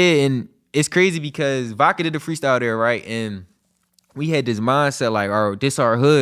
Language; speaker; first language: English; native; English